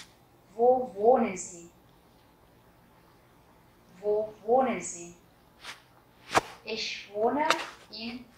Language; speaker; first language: German; non-native, fluent; Vietnamese